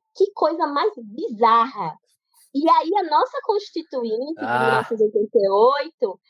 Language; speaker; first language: Portuguese; native; Portuguese